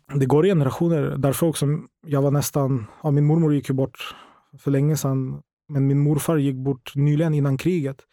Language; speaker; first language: Swedish; non-native, fluent; Ukrainian